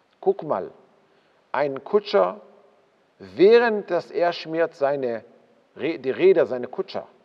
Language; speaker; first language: German; non-native, fluent; Hebrew